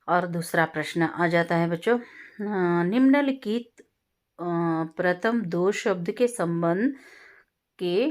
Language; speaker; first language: Hindi; non-native, local second language; Kannada